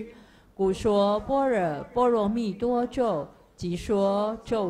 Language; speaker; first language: Chinese; native; Chinese